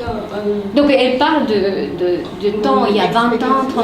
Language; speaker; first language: French; non-native, fluent; Japanese